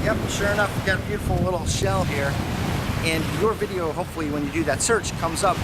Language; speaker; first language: English; native; English